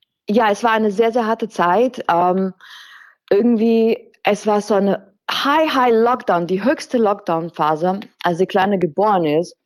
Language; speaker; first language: German; non-native, fluent; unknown